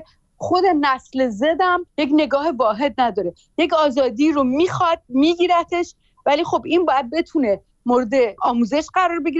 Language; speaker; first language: Persian; native; Persian